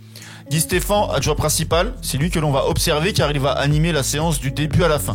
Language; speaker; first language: French; native; French